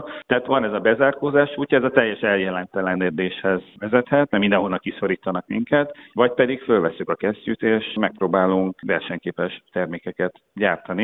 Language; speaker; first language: Hungarian; native; Hungarian